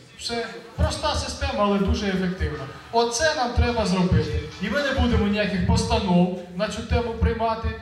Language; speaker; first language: Ukrainian; native; Ukrainian